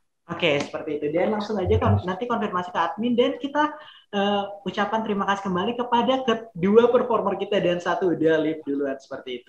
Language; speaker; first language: Indonesian; native; Indonesian